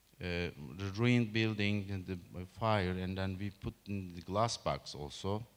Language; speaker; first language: English; non-native, learner; Turkish